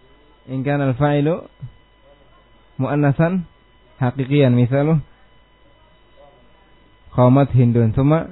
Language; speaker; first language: Arabic; non-native, fluent; Indonesian